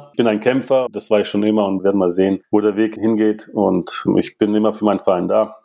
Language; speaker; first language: German; early bilingual, other home language; Russian